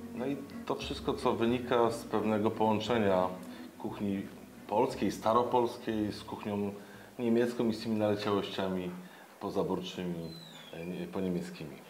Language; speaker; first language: Polish; native; Polish